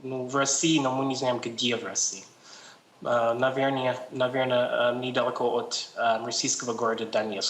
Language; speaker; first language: Russian; non-native, learner; English